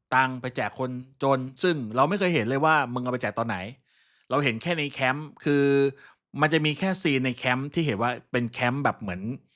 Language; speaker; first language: Thai; native; Thai